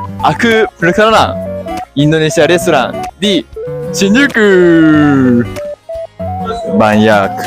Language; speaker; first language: Indonesian; non-native, learner; Japanese